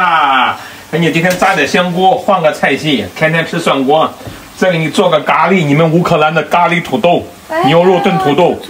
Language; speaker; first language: Chinese; native; Chinese